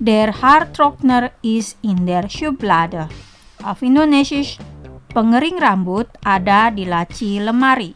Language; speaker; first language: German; non-native, fluent; Indonesian